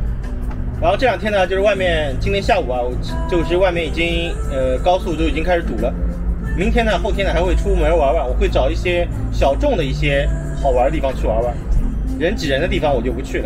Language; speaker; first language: Chinese; native; Chinese